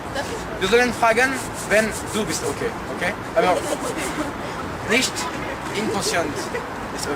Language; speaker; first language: German; non-native, learner; French